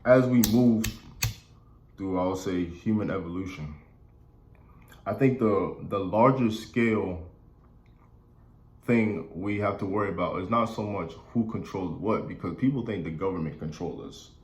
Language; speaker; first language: English; native; English